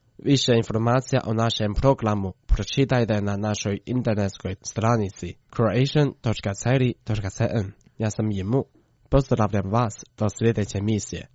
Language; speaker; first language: Croatian; non-native, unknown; Chinese